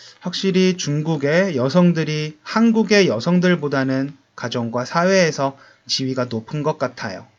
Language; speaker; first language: Korean; native; Korean